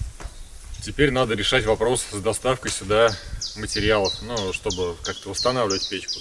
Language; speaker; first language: Russian; native; Russian